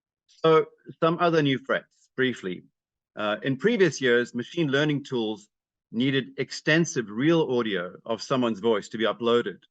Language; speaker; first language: English; native; English